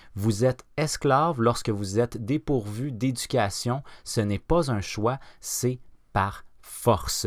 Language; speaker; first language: French; native; French